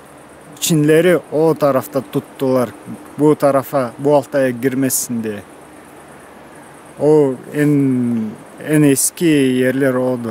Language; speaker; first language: Turkish; non-native, learner; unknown